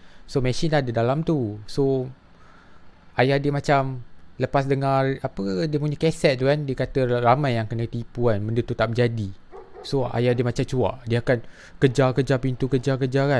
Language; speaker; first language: Malay; native; Malay